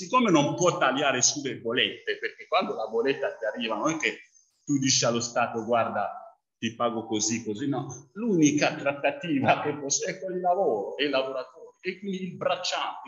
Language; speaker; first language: Italian; non-native, fluent; French